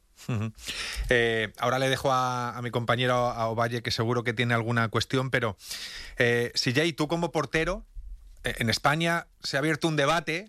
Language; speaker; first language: Spanish; native; Spanish